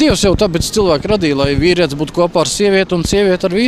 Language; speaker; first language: Latvian; native; Latvian